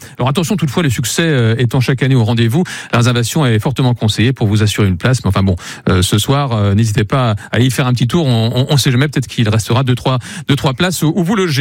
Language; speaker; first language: French; native; French